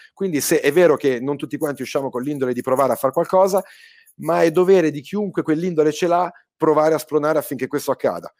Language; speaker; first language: Italian; native; Italian